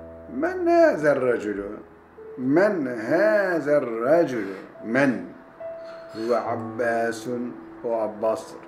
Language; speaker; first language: Arabic; non-native, fluent; Turkish